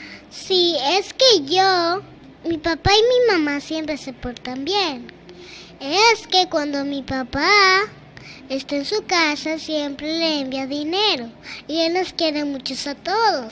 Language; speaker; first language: Spanish; early bilingual, other home language; Haitian Creole